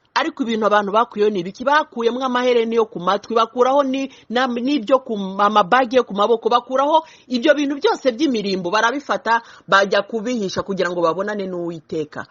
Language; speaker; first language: Kinyarwanda; early bilingual, heritage; Kinyarwanda